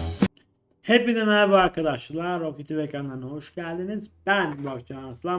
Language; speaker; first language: Turkish; native; Turkish